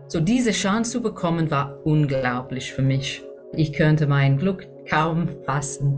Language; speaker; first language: German; non-native, fluent; English